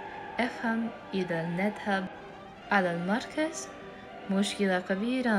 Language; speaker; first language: Arabic; non-native, learner; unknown